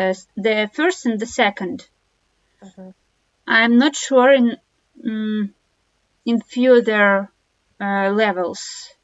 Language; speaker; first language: English; non-native, fluent; Russian